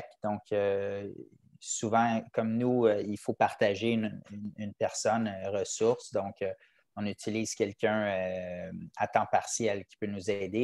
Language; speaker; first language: French; native; French